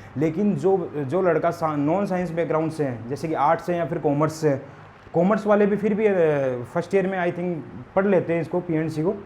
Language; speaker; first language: Hindi; native; Hindi